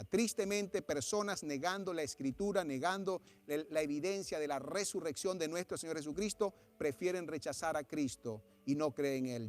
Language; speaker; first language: Spanish; native; Spanish